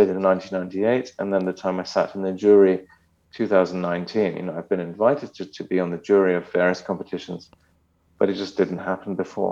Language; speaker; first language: English; native; English